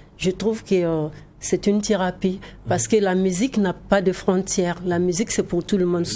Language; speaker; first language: French; non-native, local second language; Dyula